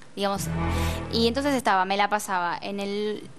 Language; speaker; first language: Spanish; native; Spanish